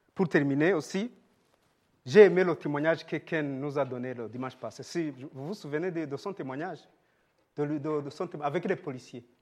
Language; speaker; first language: French; non-native, local second language; Rundi